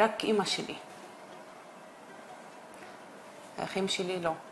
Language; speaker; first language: Hebrew; non-native, learner; Arabic